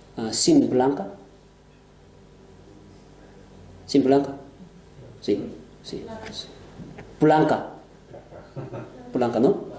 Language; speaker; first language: Spanish; non-native, fluent; Korean